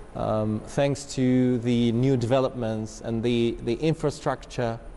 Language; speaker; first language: English; non-native, fluent; Uzbek